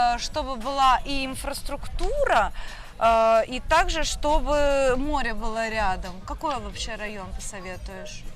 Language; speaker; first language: Russian; native; Russian